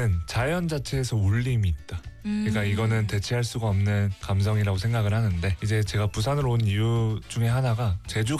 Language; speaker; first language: Korean; native; Korean